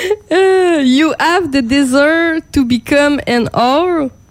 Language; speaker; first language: English; non-native, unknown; French